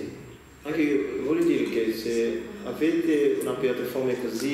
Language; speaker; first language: Italian; non-native, learner; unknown